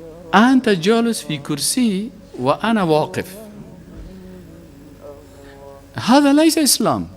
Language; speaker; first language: Arabic; non-native, learner; Persian